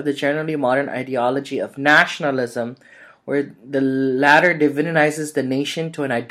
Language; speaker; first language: English; native; English